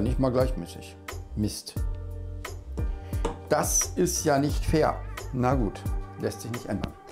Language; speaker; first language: German; native; German